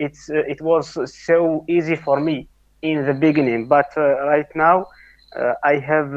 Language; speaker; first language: English; non-native, learner; Arabic